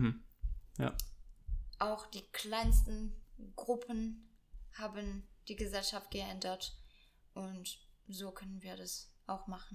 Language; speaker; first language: German; non-native, fluent; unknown